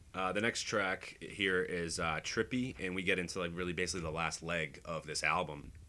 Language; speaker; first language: English; native; English